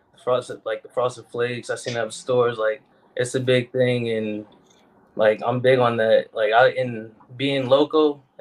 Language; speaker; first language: English; native; English